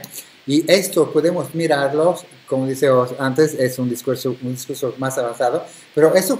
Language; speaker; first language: Spanish; non-native, fluent; Italian